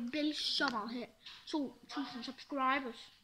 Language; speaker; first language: Danish; early bilingual, other home language; Arabic